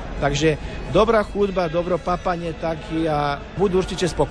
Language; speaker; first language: Czech; non-native, learner; Croatian